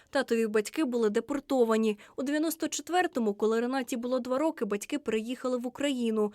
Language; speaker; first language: Ukrainian; native; Ukrainian